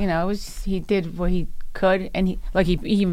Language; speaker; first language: English; early bilingual, other home language; Italian